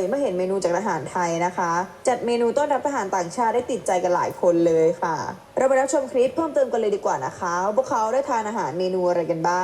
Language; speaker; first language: Thai; native; Thai